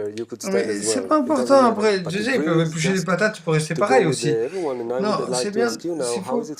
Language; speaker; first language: French; non-native, fluent; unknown